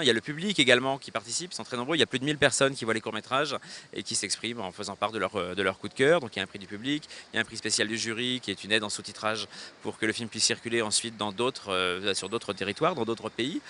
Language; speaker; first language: French; native; French